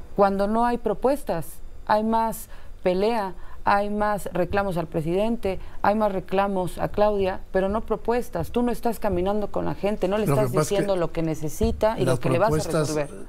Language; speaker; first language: Spanish; native; Spanish